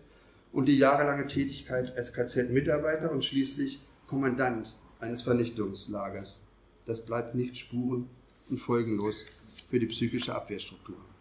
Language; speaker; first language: German; native; German